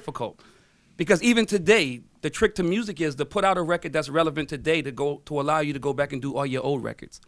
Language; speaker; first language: English; native; English